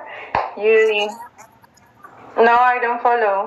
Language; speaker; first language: English; non-native, learner; Spanish